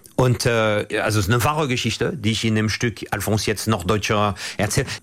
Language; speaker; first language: German; non-native, fluent; French